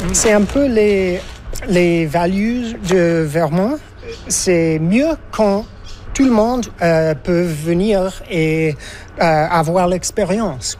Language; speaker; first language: French; non-native, fluent; English